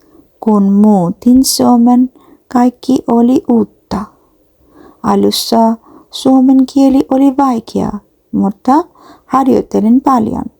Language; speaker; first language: Finnish; non-native, learner; Bangla